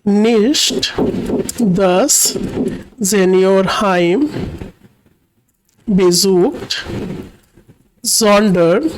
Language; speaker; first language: German; non-native, learner; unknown